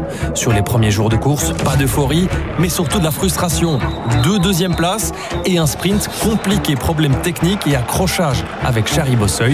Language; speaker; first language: French; native; French